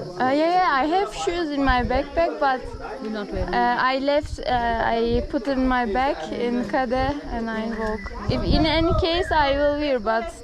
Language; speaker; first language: English; non-native, learner; Turkish